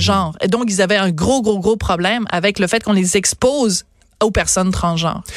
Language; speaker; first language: French; native; French